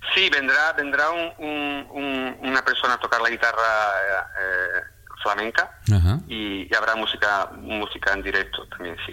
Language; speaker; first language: Spanish; native; Spanish